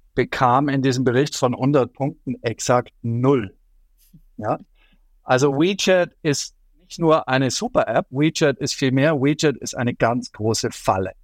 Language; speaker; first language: German; native; German